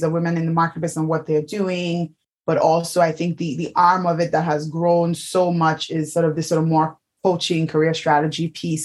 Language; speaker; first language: English; non-native, local second language; Yoruba